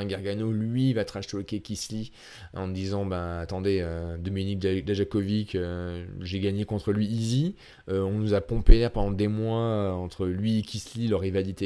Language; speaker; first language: French; native; French